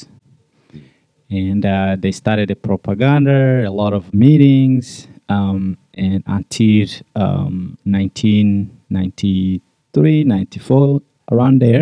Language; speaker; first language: English; non-native, local second language; Kinyarwanda